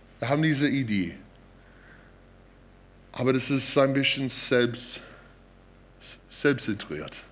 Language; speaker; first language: German; non-native, fluent; English